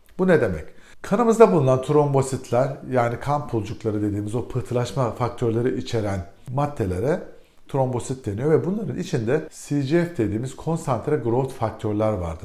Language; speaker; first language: Turkish; native; Turkish